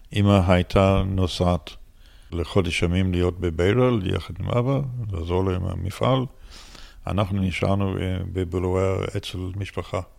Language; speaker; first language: Hebrew; non-native, fluent; English